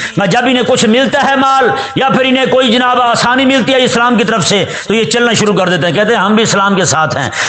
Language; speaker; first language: Urdu; non-native, local second language; Punjabi